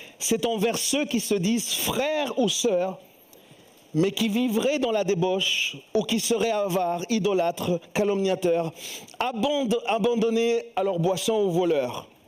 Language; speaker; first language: French; early bilingual, other home language; Spanish